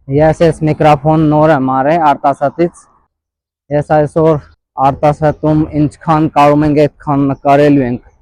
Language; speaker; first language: Armenian; non-native, learner; Hindi